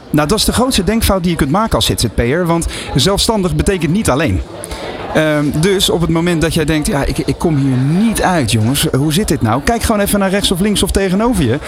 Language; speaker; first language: Dutch; native; Dutch